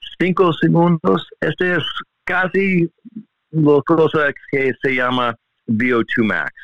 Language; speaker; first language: Spanish; non-native, learner; English